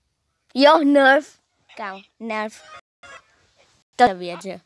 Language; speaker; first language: Czech; non-native, learner; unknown